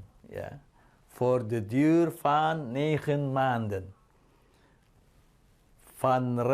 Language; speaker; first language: Dutch; non-native, fluent; Indonesian